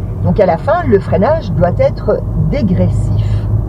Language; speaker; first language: French; native; French